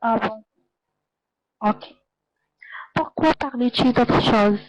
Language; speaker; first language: French; non-native, learner; Arabic